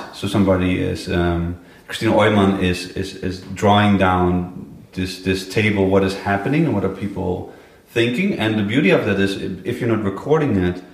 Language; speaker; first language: English; non-native, fluent; Dutch